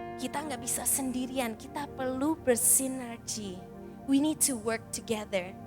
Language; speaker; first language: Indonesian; early bilingual, heritage; Indonesian